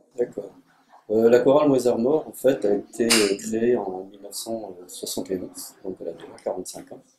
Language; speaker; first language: French; native; French